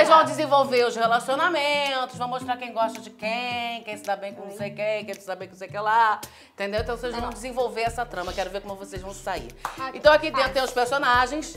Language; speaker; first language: Portuguese; native; Portuguese